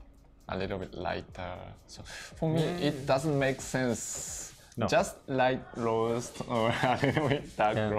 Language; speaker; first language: English; non-native, learner; Japanese